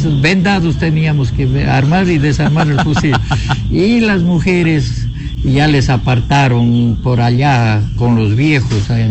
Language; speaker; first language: Spanish; native; Spanish